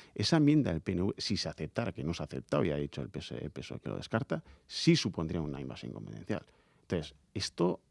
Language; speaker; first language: Spanish; native; Spanish